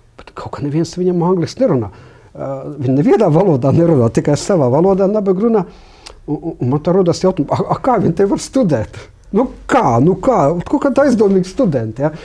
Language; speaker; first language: Latvian; non-native, local second language; Russian